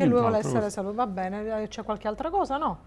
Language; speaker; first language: Italian; native; Italian